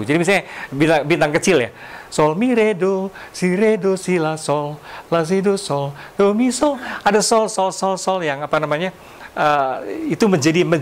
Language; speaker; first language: Indonesian; native; Indonesian